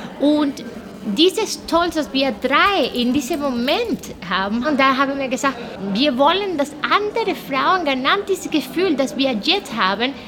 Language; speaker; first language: German; non-native, fluent; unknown